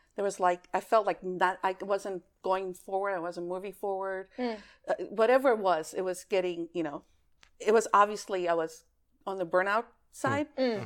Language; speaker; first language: English; early bilingual, other home language; Greek